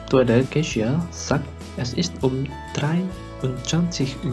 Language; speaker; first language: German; non-native, learner; Indonesian